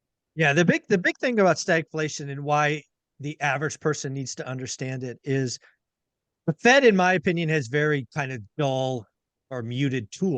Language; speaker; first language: English; native; English